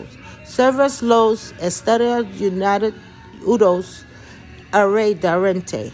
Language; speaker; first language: Spanish; non-native, learner; English